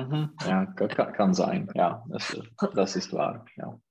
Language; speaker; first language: German; non-native, learner; Czech